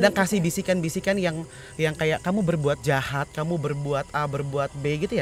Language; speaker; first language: Indonesian; native; Indonesian